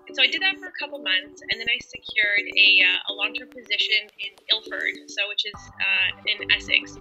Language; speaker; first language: English; native; English